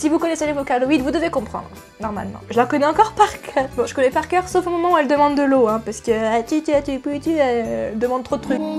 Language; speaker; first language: French; native; French